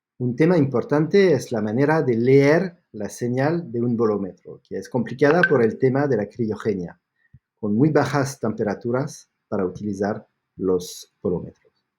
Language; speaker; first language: Spanish; non-native, fluent; French